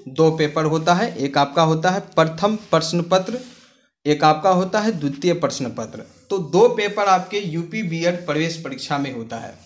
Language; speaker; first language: Hindi; native; Hindi